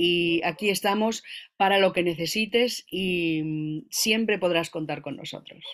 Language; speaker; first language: Spanish; native; Spanish